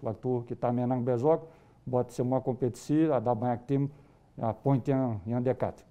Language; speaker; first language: Indonesian; non-native, fluent; Portuguese